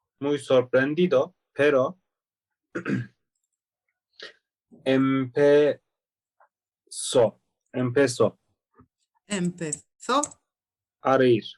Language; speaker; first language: Spanish; non-native, fluent; Turkish